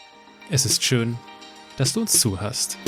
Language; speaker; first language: German; native; German